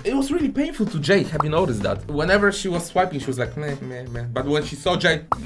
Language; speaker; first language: English; non-native, fluent; Polish